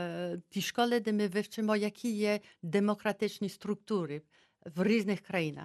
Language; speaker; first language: Ukrainian; early bilingual, heritage; Ukrainian